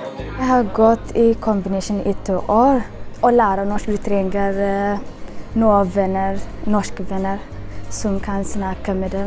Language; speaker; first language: Norwegian; non-native, learner; Tigrinya